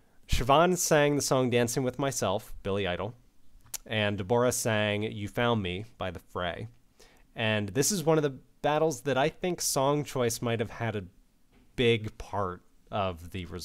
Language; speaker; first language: English; native; English